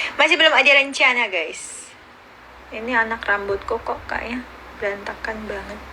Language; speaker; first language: Indonesian; early bilingual, other home language; Korean